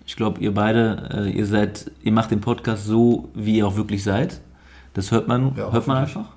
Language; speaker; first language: German; native; German